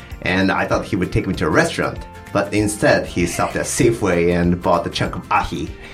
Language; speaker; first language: English; non-native, fluent; Japanese